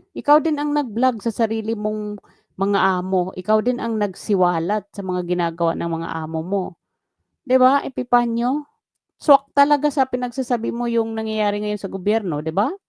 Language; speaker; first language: Filipino; native; Filipino